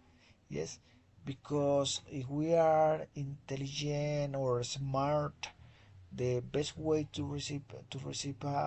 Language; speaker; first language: English; non-native, fluent; Spanish